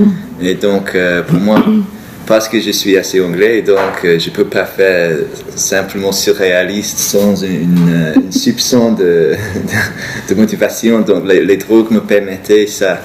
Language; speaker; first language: French; non-native, fluent; English